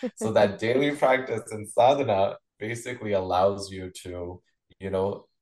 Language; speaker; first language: English; non-native, local second language; Punjabi